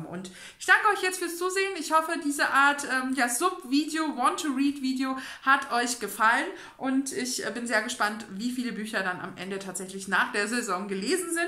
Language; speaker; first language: German; native; German